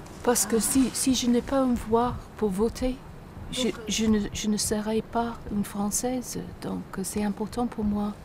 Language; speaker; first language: French; non-native, fluent; English